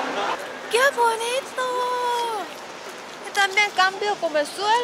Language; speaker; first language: Spanish; non-native, learner; Korean